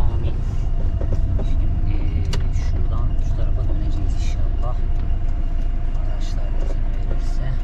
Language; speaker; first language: Turkish; native; Turkish